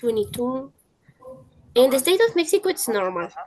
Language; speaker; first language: English; non-native, learner; Spanish